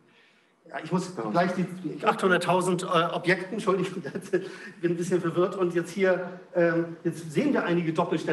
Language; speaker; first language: German; native; German